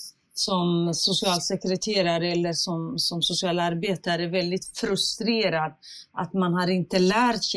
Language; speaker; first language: Swedish; non-native, fluent; Central Kurdish